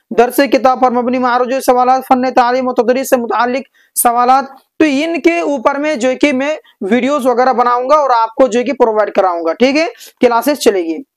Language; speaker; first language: Hindi; native; Hindi